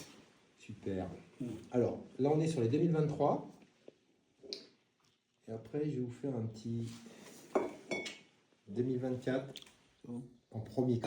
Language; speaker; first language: French; native; French